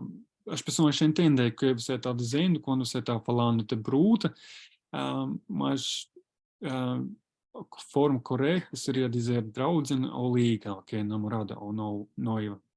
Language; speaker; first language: Portuguese; non-native, fluent; Latvian